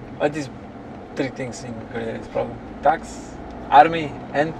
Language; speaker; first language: English; non-native, learner; Serbian